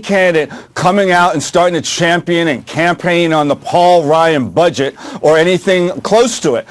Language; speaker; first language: English; native; English